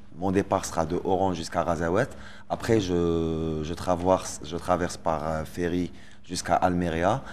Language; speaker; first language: French; non-native, local second language; Arabic